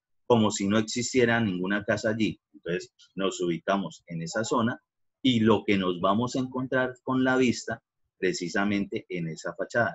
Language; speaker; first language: Spanish; native; Spanish